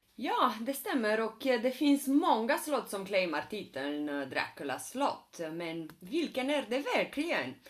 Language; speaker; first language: Swedish; non-native, fluent; Romanian